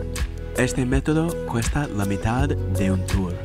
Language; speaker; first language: Spanish; non-native, learner; English